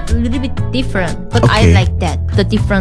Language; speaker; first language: English; non-native, learner; Korean